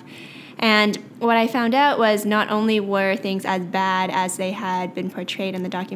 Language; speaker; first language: English; native; English